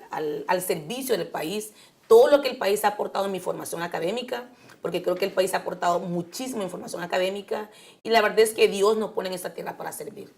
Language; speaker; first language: Spanish; native; Spanish